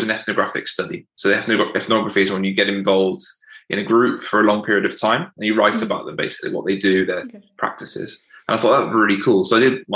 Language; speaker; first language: English; native; English